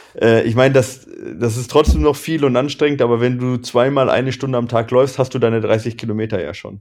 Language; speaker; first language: German; native; German